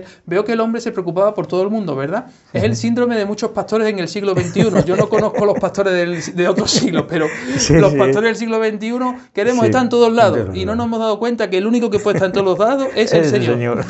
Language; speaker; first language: Spanish; native; Spanish